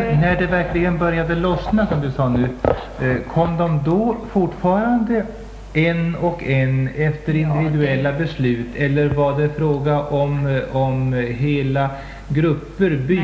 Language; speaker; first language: Swedish; native; Swedish